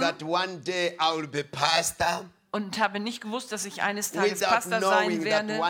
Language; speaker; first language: German; non-native, learner; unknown